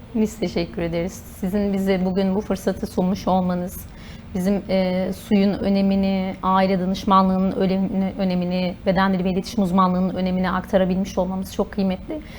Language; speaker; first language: Turkish; native; Turkish